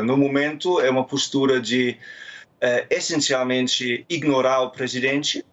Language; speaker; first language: Portuguese; non-native, fluent; German